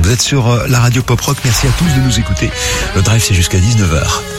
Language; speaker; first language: French; native; French